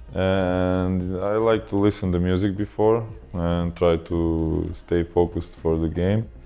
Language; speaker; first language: English; non-native, fluent; Croatian